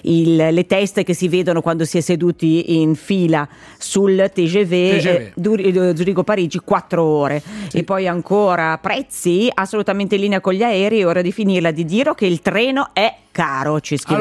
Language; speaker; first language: Italian; native; Italian